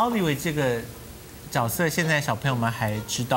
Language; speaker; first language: Chinese; native; Chinese